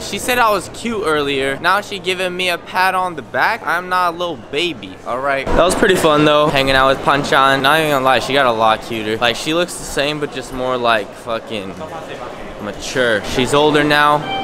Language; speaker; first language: English; native; English